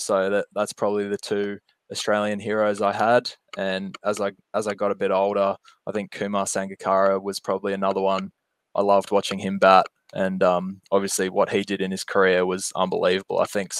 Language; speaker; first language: English; non-native, local second language; Japanese